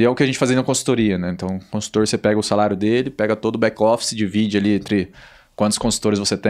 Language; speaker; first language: Portuguese; native; Portuguese